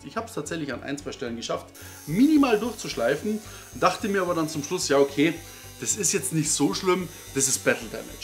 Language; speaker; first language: German; native; German